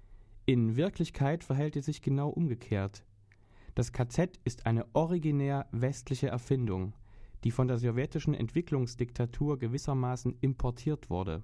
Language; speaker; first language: German; native; German